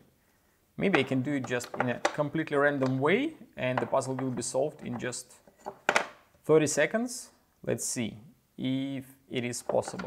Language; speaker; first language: English; non-native, fluent; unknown